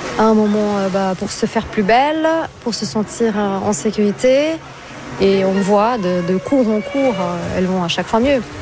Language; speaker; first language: French; non-native, fluent; Portuguese